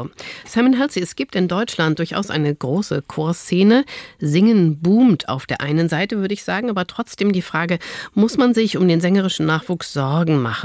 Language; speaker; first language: German; native; German